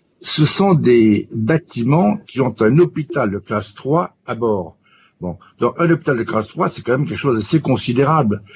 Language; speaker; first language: French; native; French